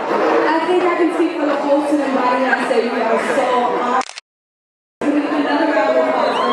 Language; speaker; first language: English; native; English